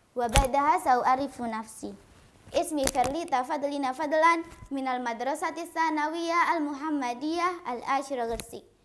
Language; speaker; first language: Arabic; non-native, learner; Indonesian